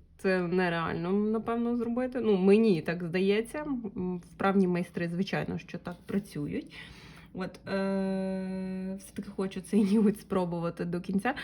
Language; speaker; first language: Ukrainian; non-native, local second language; Russian